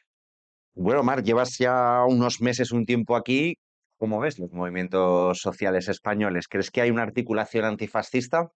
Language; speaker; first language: Spanish; native; Spanish